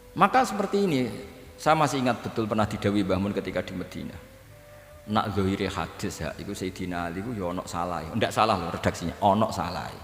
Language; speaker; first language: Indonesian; non-native, local second language; Javanese